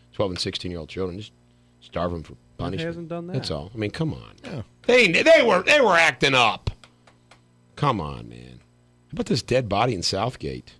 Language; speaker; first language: English; native; English